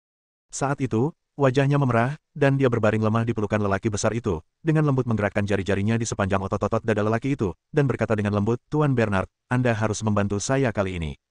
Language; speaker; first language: Indonesian; native; Indonesian